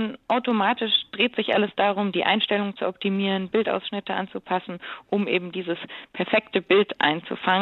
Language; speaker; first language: German; native; German